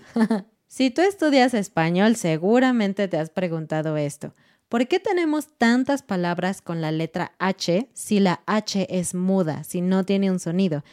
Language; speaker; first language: Spanish; native; Spanish